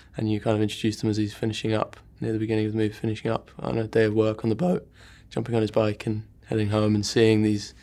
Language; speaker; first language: English; native; English